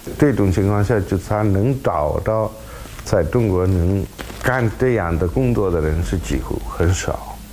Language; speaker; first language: Chinese; non-native, fluent; Tamil